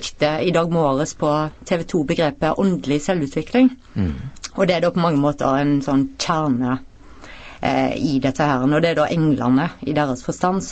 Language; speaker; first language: Norwegian; native; Norwegian